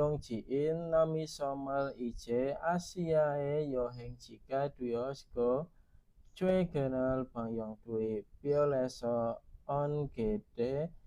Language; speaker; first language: Korean; non-native, fluent; Indonesian